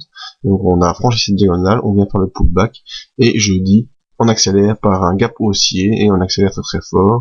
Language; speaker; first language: French; native; French